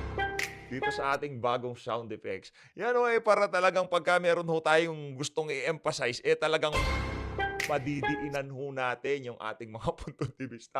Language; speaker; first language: Filipino; native; Filipino